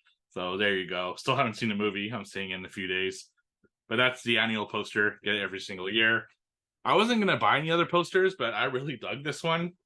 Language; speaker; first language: English; native; English